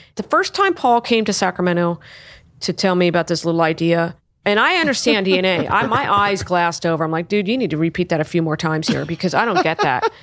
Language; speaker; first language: English; native; English